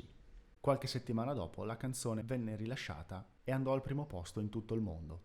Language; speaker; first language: Italian; native; Italian